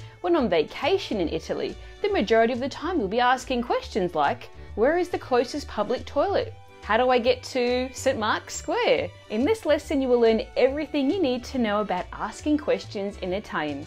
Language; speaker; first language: English; early bilingual, other home language; Italian